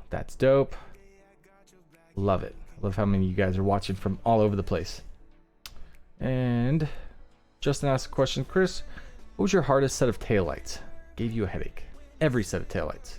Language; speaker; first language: English; native; English